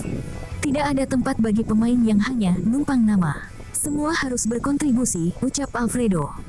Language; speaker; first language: Indonesian; native; Indonesian